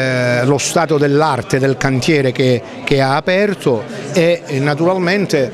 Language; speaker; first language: Italian; native; Italian